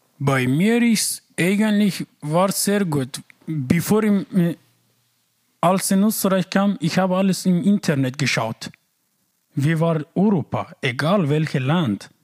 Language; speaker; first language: German; non-native, learner; Persian